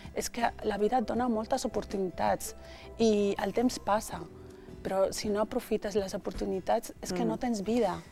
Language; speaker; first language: Catalan; early bilingual, other home language; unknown